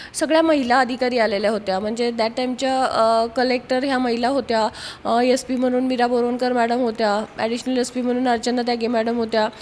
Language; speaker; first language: Marathi; native; Marathi